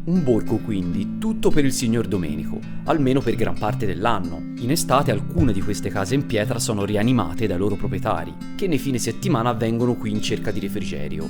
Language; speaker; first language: Italian; native; Italian